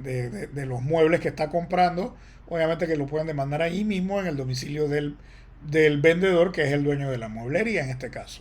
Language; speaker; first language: Spanish; native; Spanish